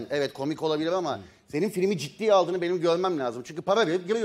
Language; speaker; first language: Turkish; native; Turkish